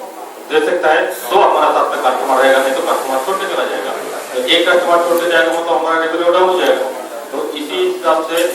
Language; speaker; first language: Hindi; non-native, local second language; Mizo